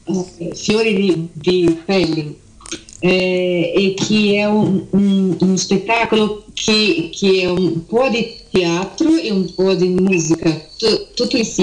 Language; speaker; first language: Italian; early bilingual, heritage; Portuguese